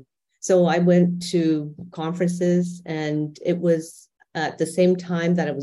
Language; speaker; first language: English; native; English